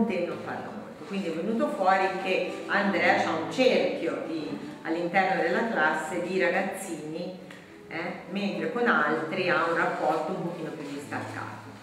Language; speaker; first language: Italian; native; Italian